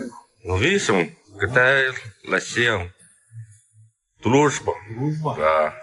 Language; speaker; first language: Russian; non-native, learner; Chinese